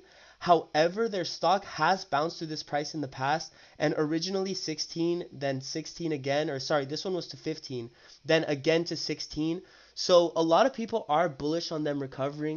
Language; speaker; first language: English; native; English